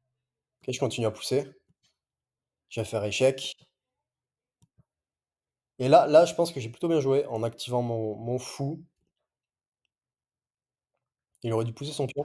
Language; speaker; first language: French; native; French